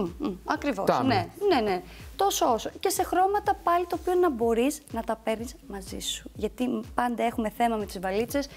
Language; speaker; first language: Greek; native; Greek